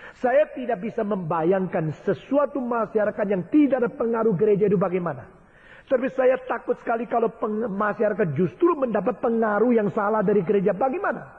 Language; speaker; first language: Indonesian; early bilingual, other home language; Chinese